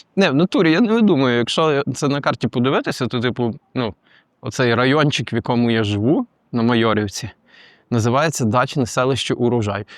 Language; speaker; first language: Ukrainian; native; Ukrainian